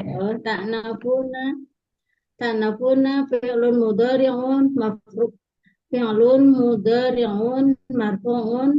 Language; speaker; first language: Arabic; non-native, learner; Indonesian